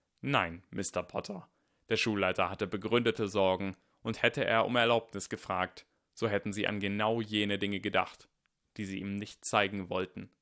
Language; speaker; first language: German; native; German